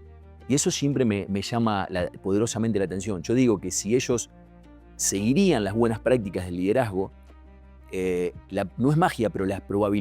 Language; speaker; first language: Spanish; native; Spanish